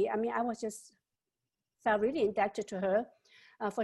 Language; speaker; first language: English; non-native, local second language; Wu Chinese